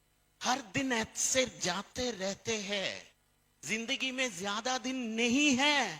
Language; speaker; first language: Hindi; non-native, local second language; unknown